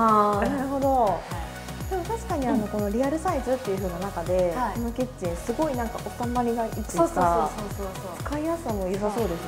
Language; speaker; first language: Japanese; native; Japanese